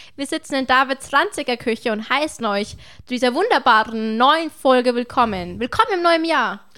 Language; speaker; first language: German; native; German